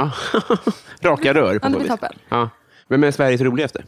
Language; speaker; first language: Swedish; native; Swedish